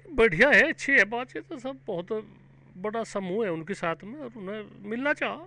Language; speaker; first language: Hindi; native; Hindi